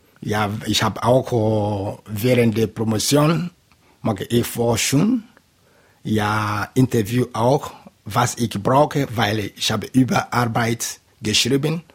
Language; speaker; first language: German; non-native, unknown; Igbo